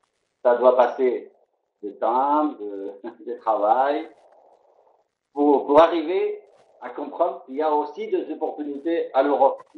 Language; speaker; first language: French; non-native, fluent; Spanish